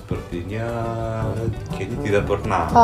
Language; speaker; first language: Indonesian; non-native, fluent; Korean